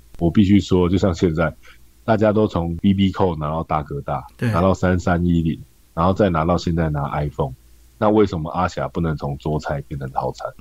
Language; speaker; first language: Chinese; native; Chinese